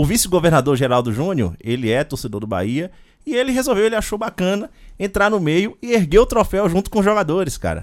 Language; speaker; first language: Portuguese; native; Portuguese